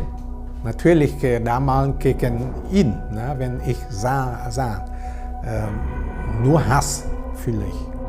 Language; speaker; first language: German; non-native, learner; Vietnamese